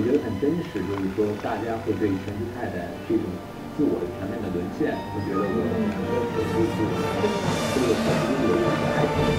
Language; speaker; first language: Chinese; native; Chinese